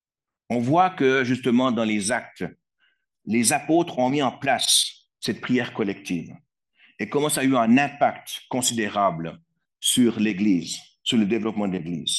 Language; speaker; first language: French; native; French